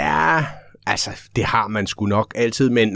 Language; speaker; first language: Danish; native; Danish